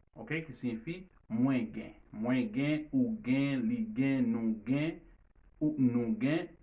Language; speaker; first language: French; non-native, learner; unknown